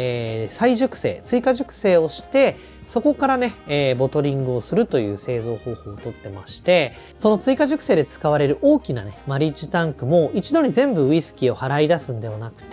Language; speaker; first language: Japanese; native; Japanese